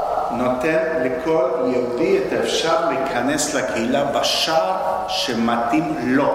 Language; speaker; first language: Hebrew; non-native, fluent; Spanish